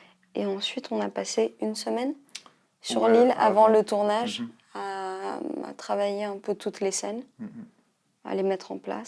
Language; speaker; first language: French; early bilingual, heritage; French